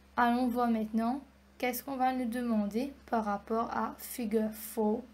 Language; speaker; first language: French; non-native, local second language; Morisyen